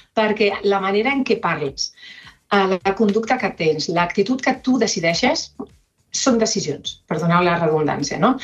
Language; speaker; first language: Catalan; non-native, local second language; Spanish